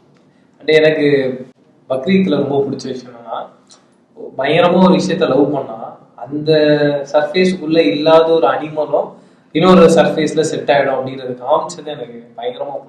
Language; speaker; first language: Tamil; native; Tamil